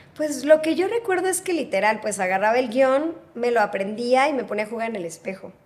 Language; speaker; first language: Spanish; native; Spanish